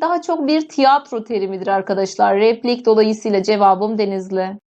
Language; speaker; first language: Turkish; native; Turkish